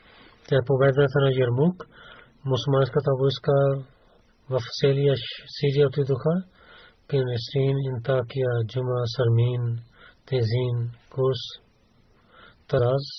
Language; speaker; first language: Bulgarian; non-native, learner; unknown